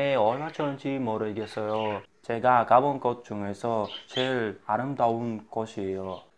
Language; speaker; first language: Korean; non-native, learner; Russian